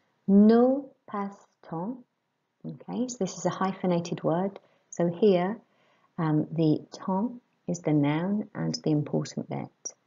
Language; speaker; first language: English; native; English